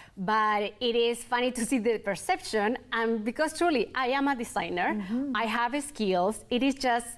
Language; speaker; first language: English; non-native, fluent; Spanish